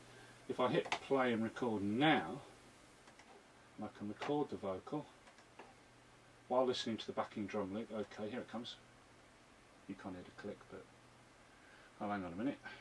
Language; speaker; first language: English; native; English